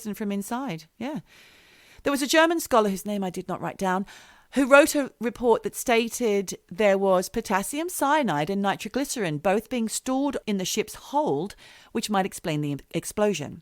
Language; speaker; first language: English; native; English